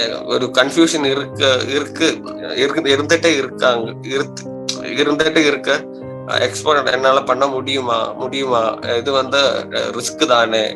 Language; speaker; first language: Tamil; non-native, learner; Malayalam